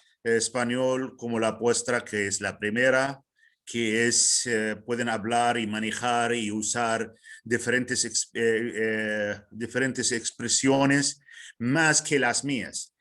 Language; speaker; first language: Spanish; non-native, fluent; Arabic